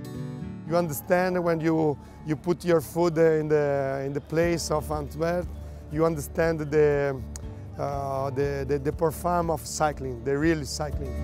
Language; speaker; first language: English; non-native, learner; Italian